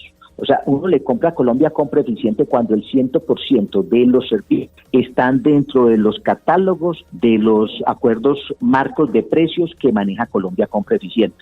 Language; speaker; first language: Spanish; native; Spanish